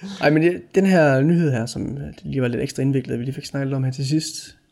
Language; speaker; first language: Danish; native; Danish